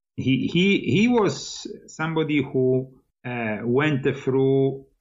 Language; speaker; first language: English; non-native, fluent; Italian